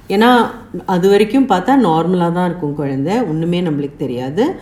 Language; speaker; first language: Tamil; native; Tamil